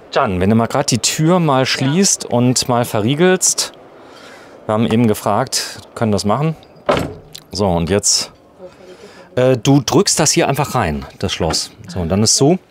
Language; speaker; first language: German; native; German